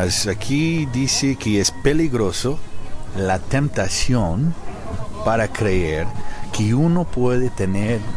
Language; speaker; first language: Spanish; non-native, learner; English